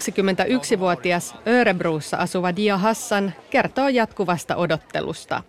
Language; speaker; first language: Finnish; native; Finnish